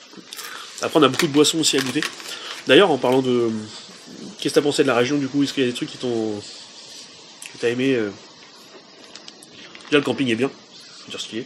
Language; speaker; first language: French; native; French